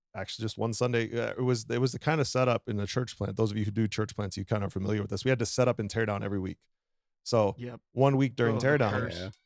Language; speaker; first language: English; native; English